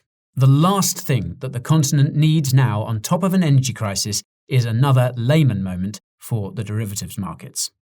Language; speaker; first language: English; native; English